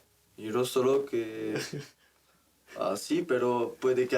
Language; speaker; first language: Spanish; non-native, learner; French